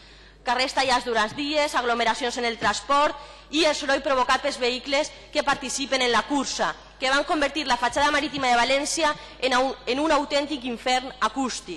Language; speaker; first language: Catalan; native; Catalan